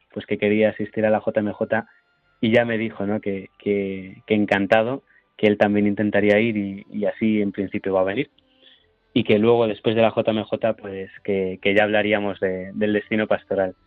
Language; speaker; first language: Spanish; native; Spanish